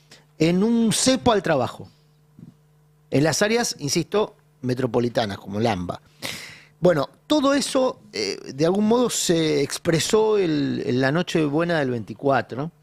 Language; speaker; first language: Spanish; native; Spanish